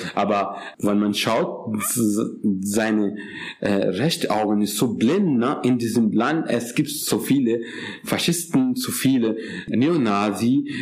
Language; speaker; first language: German; non-native, fluent; Urdu